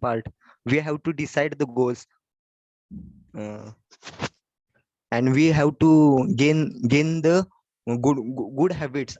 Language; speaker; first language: English; non-native, learner; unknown